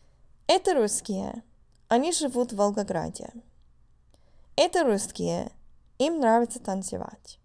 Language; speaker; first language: Russian; non-native, fluent; English